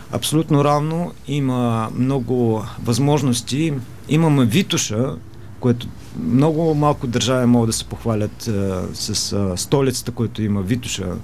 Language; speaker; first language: Bulgarian; early bilingual, heritage; Bulgarian